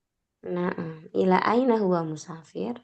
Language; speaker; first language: Arabic; non-native, fluent; Indonesian